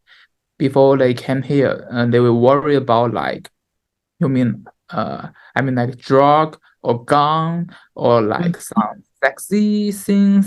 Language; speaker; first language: English; non-native, learner; Chinese